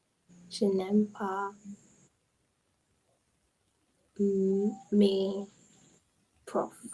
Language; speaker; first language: French; non-native, learner; English